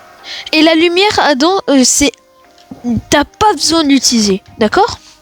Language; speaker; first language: French; native; French